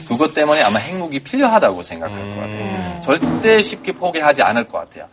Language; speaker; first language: Korean; non-native, fluent; German